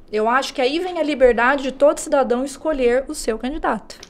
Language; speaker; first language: Portuguese; native; Portuguese